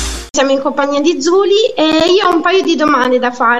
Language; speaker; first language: Italian; native; Italian